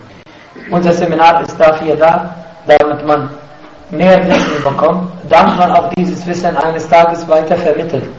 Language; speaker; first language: German; non-native, fluent; Arabic